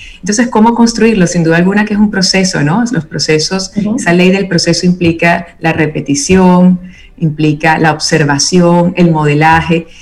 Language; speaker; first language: Spanish; native; Spanish